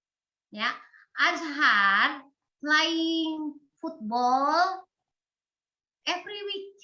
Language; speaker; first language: English; non-native, learner; Indonesian